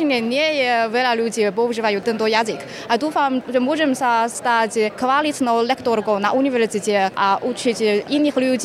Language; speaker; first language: Slovak; non-native, learner; Chinese